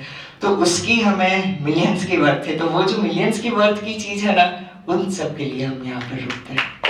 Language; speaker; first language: Hindi; native; Hindi